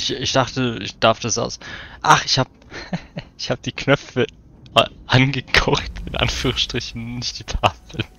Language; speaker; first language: German; native; German